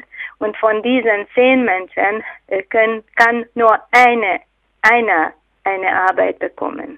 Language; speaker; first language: German; non-native, fluent; Hungarian